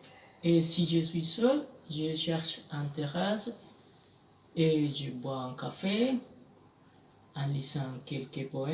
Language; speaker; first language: French; non-native, fluent; Spanish